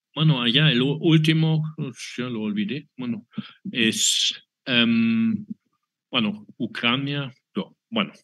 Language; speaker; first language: Spanish; non-native, fluent; German